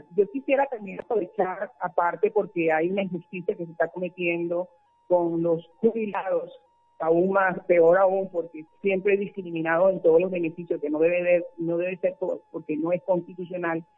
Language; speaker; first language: Spanish; native; Spanish